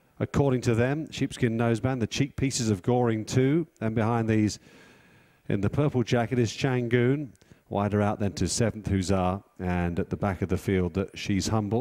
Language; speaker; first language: English; native; English